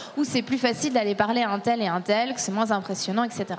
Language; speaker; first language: French; native; French